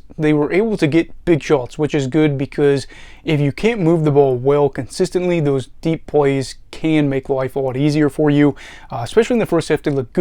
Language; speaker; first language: English; native; English